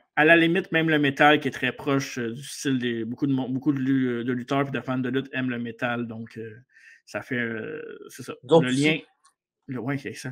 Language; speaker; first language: French; native; French